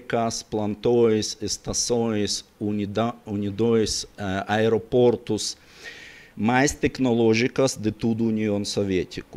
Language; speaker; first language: Portuguese; non-native, learner; Russian